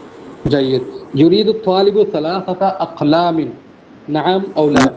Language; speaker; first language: Arabic; non-native, fluent; Urdu